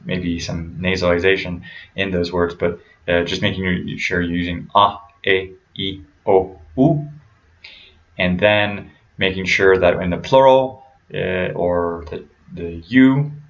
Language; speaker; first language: English; native; English